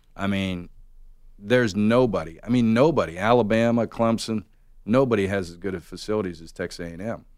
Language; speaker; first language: English; native; English